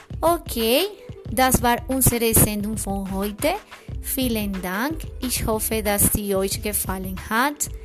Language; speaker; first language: German; non-native, fluent; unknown